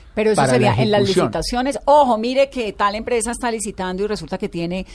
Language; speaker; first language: Spanish; native; Spanish